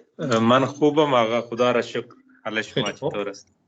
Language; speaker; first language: Persian; non-native, learner; Urdu